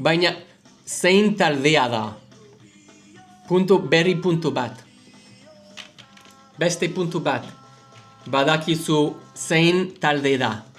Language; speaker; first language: Basque; non-native, learner; English